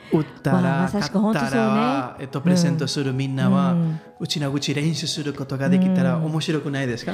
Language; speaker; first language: Japanese; non-native, learner; Catalan